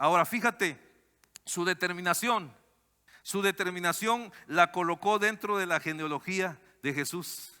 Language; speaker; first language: Spanish; native; Spanish